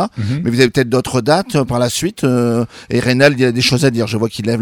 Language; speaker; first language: French; native; French